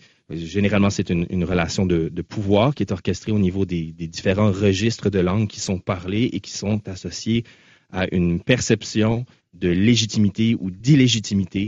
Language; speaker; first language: French; native; French